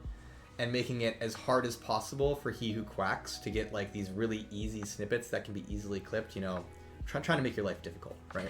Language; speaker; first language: English; native; English